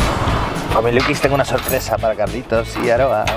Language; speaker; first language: Spanish; native; Spanish